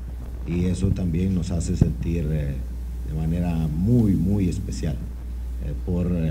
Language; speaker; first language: Spanish; native; Spanish